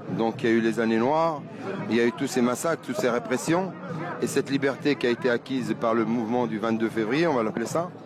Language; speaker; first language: French; early bilingual, other home language; Arabic